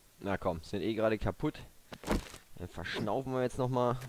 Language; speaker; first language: German; native; German